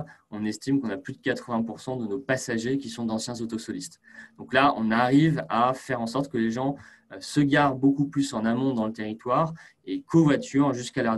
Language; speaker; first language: French; native; French